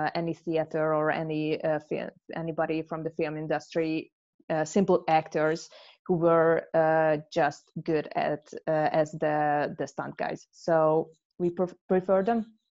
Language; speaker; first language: English; non-native, fluent; Hungarian